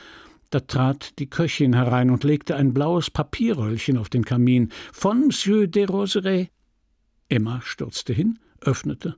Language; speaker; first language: German; native; German